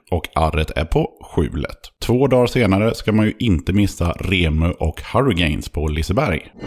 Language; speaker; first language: Swedish; native; Swedish